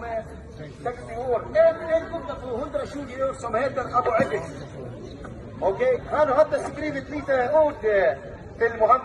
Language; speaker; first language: Swedish; non-native, fluent; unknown